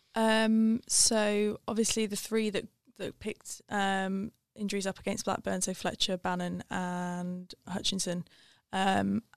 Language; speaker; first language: English; native; English